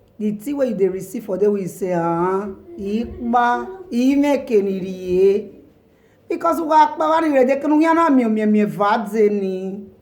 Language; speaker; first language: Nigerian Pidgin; non-native, local second language; Bini